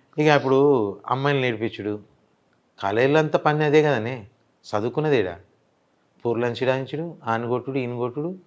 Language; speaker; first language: Telugu; native; Telugu